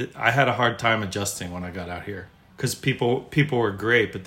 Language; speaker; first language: English; native; English